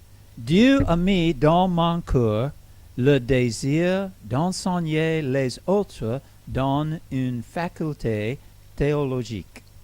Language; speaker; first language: French; non-native, learner; English